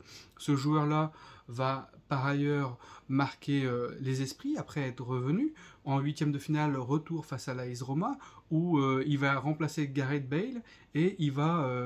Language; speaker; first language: French; native; French